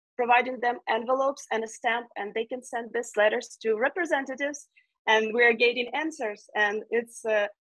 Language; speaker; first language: English; non-native, fluent; Ukrainian